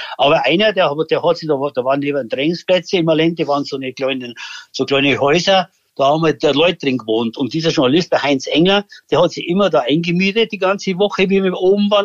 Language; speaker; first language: German; native; German